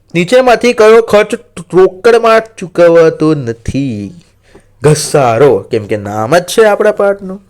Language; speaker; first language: Gujarati; non-native, local second language; Marathi